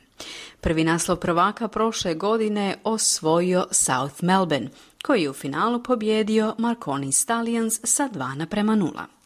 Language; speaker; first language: Croatian; native; Croatian